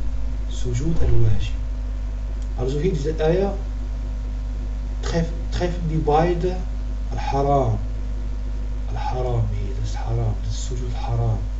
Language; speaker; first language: German; non-native, learner; Arabic